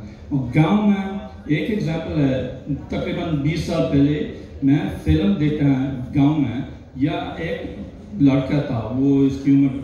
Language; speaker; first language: Hindi; non-native, learner; English